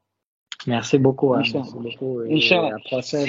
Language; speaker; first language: French; non-native, learner; Russian